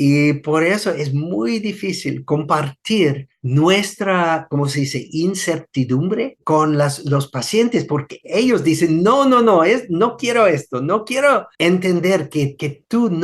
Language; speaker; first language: Spanish; non-native, fluent; English